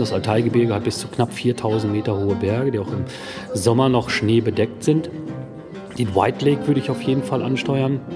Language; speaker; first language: German; native; German